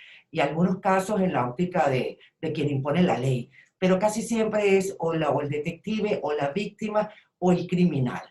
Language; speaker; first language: Spanish; native; Spanish